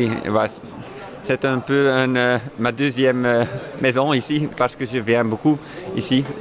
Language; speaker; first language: French; non-native, fluent; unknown